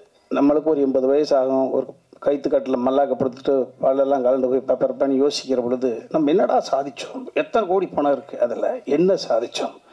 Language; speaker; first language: Tamil; native; Tamil